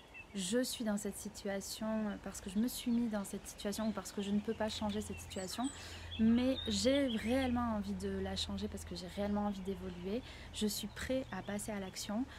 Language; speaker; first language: French; native; French